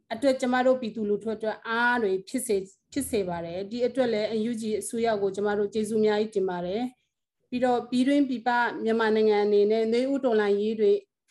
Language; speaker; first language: Burmese; non-native, local second language; Hakha Chin